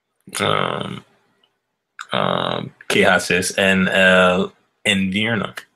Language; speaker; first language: Spanish; non-native, learner; English